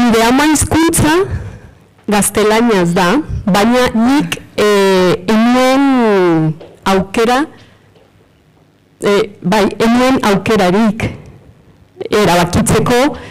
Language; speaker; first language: Basque; non-native, fluent; Spanish